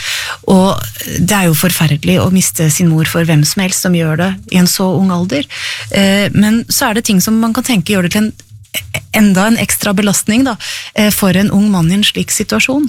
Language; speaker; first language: Norwegian; native; Norwegian